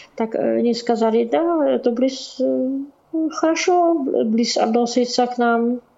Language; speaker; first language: Russian; non-native, learner; Czech